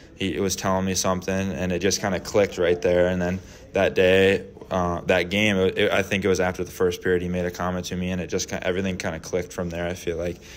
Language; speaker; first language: English; native; English